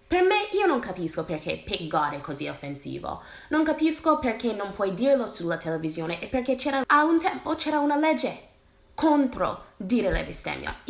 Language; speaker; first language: Italian; non-native, fluent; English